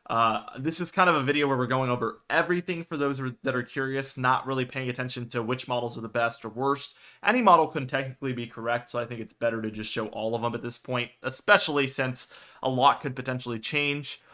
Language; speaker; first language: English; native; English